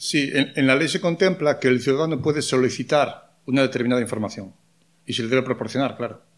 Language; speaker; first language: Spanish; non-native, local second language; Galician